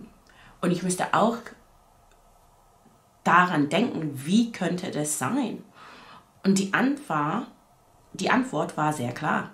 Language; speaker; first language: German; non-native, fluent; English